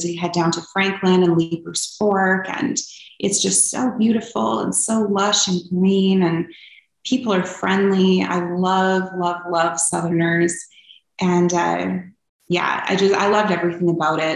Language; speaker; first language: English; native; English